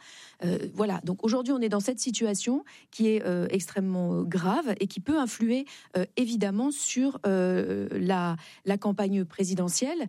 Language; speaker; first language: French; native; French